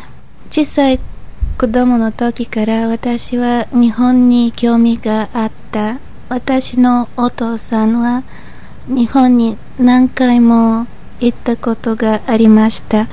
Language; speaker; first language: Japanese; non-native, fluent; Bulgarian